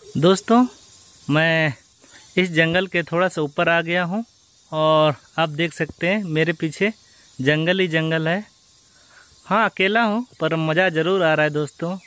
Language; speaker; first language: Hindi; non-native, local second language; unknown